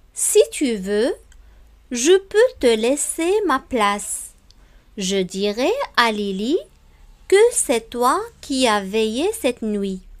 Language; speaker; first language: French; non-native, local second language; Arabic